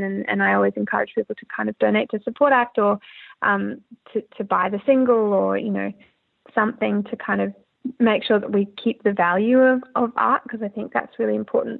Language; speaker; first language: English; native; English